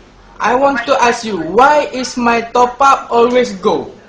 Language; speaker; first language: English; non-native, learner; Malay